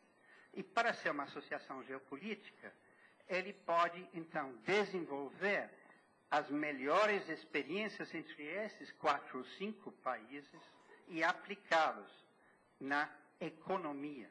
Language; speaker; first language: Portuguese; non-native, fluent; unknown